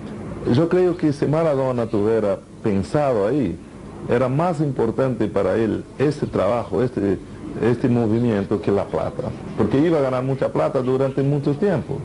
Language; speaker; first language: Spanish; non-native, fluent; Portuguese